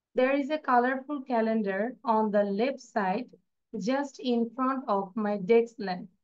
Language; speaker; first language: English; non-native, local second language; Bangla